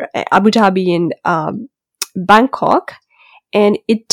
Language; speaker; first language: English; non-native, local second language; Urdu